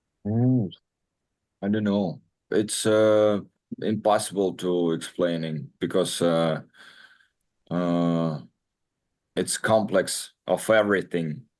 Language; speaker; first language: English; non-native, learner; Russian